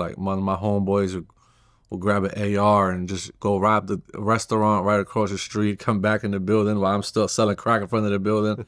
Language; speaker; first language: English; native; English